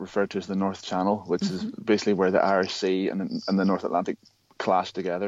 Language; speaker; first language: English; native; English